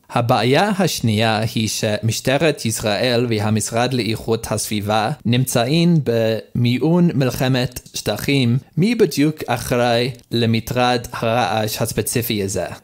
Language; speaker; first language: Hebrew; non-native, learner; English